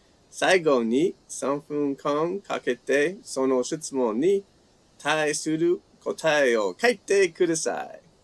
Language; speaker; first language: Japanese; non-native, fluent; English